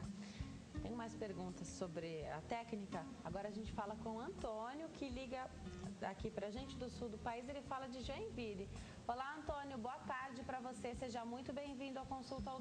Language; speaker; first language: Portuguese; native; Portuguese